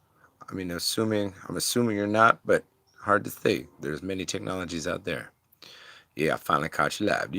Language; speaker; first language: English; native; English